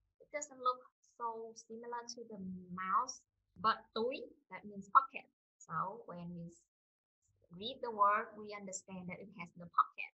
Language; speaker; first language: English; non-native, fluent; Vietnamese